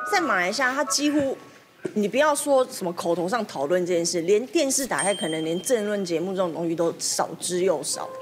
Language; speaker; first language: Chinese; native; Chinese